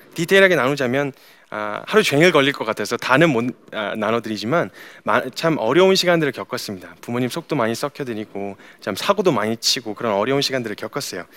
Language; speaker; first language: Korean; native; Korean